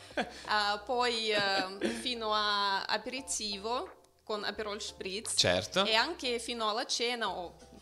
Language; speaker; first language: Italian; non-native, fluent; Russian